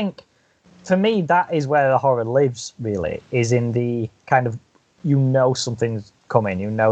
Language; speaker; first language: English; native; English